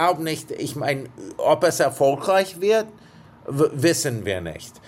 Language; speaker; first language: German; non-native, fluent; English